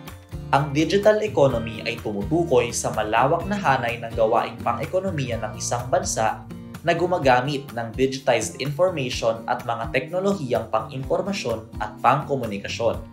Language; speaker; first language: Filipino; native; Filipino